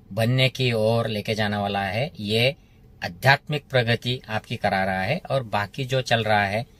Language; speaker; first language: Hindi; non-native, local second language; Marathi